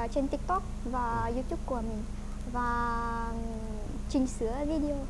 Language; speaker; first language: Vietnamese; non-native, fluent; Ukrainian